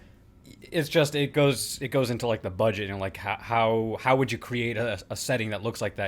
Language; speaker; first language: English; native; English